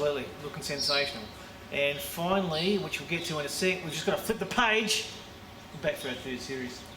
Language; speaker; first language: English; native; English